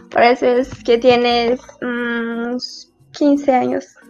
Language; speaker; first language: Spanish; non-native, learner; Portuguese